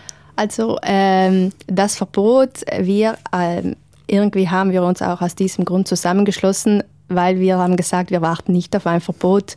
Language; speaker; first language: German; native; German